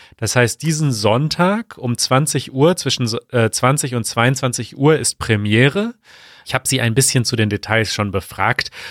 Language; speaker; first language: German; native; German